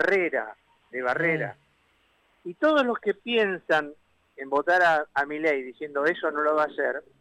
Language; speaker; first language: Spanish; native; Spanish